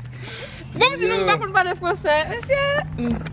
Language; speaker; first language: French; non-native, learner; Haitian Creole